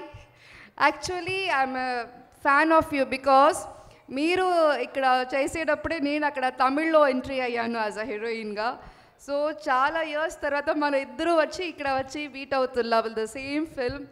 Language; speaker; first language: Telugu; non-native, learner; Tamil